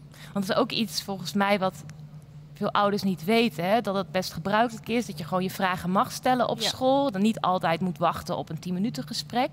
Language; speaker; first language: Dutch; native; Dutch